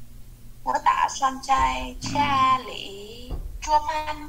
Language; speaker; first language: Chinese; non-native, learner; Vietnamese